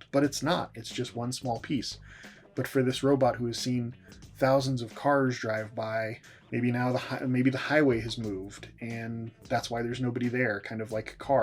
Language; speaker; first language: English; native; English